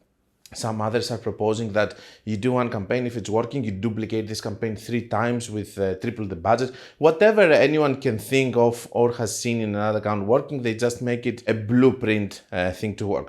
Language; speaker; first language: English; non-native, fluent; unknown